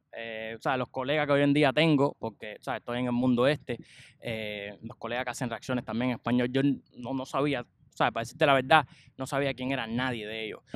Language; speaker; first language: Spanish; native; Spanish